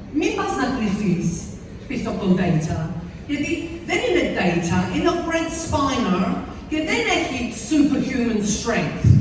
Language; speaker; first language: Greek; early bilingual, heritage; Greek